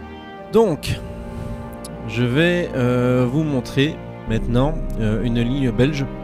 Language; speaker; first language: French; native; French